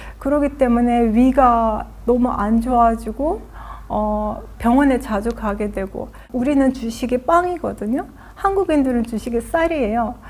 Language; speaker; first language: Korean; non-native, fluent; Azerbaijani